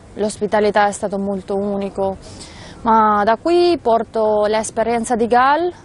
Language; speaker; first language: Italian; non-native, fluent; Albanian